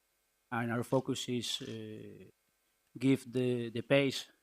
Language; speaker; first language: English; non-native, learner; Spanish